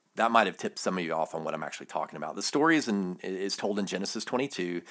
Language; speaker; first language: English; native; English